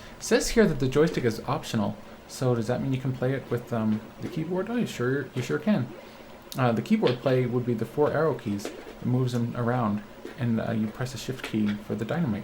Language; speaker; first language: English; native; English